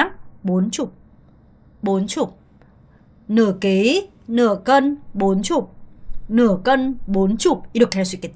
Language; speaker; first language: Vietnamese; non-native, fluent; Korean